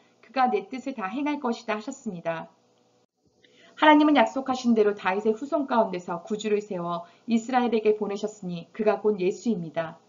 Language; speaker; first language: Korean; native; Korean